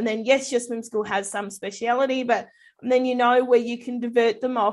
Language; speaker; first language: English; native; English